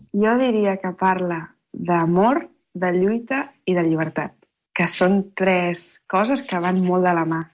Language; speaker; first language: Catalan; native; Catalan